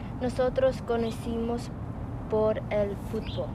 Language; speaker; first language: Spanish; non-native, learner; English